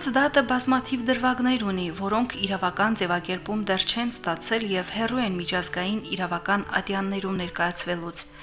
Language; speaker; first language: Armenian; native; Armenian